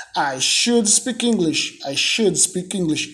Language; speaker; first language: English; non-native, fluent; Portuguese